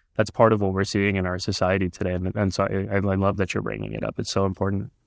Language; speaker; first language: English; early bilingual, other home language; Punjabi